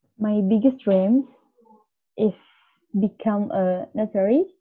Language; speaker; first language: English; non-native, learner; Indonesian